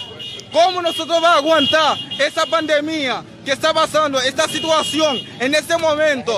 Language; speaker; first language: Spanish; non-native, local second language; Haitian Creole